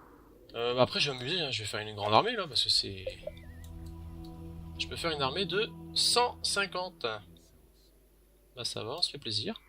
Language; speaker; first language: French; native; French